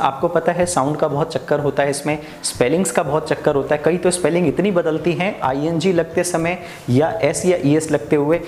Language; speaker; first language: Hindi; native; Hindi